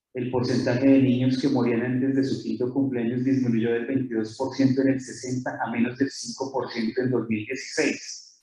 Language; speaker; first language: Spanish; native; Spanish